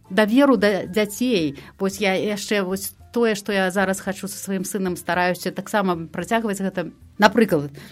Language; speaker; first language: Belarusian; non-native, local second language; Russian